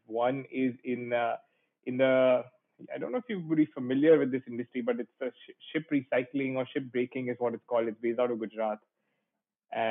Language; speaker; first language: English; non-native, local second language; Gujarati